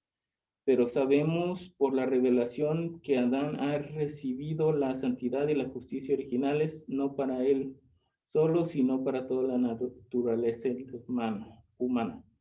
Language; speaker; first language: Spanish; early bilingual, other home language; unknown